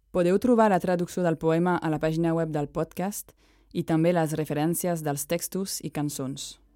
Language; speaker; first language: Catalan; non-native, fluent; French